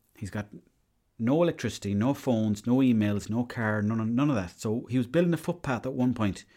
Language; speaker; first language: English; native; English